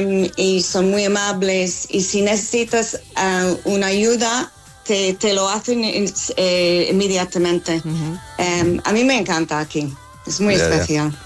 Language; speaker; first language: Spanish; non-native, fluent; English